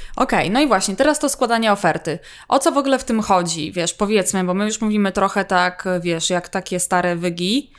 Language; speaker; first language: Polish; native; Polish